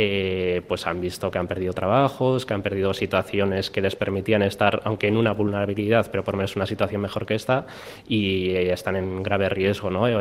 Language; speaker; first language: Spanish; native; Spanish